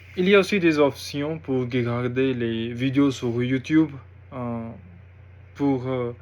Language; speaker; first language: French; non-native, learner; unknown